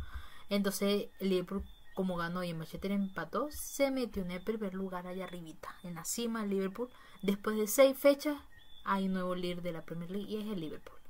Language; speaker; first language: Spanish; native; Spanish